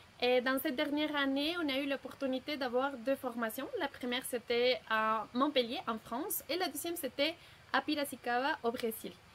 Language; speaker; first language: French; non-native, fluent; Spanish